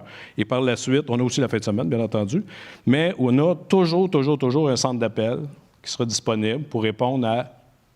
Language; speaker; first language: French; native; French